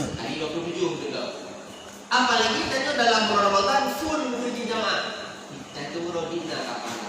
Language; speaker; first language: Malay; non-native, local second language; Achinese